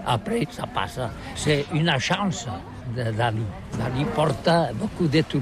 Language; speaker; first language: French; non-native, learner; Catalan